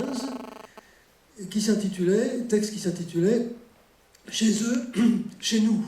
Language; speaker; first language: French; native; French